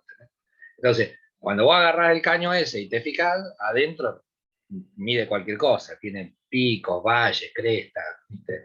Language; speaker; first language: Spanish; native; Spanish